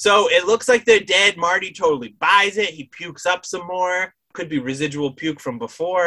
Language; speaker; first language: English; native; English